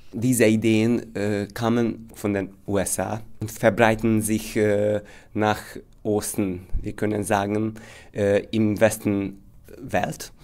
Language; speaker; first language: German; non-native, fluent; Hungarian